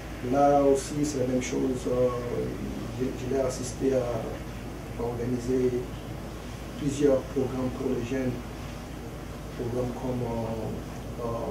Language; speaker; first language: French; early bilingual, other home language; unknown